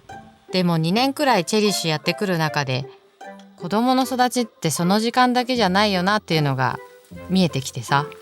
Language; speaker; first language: Japanese; native; Japanese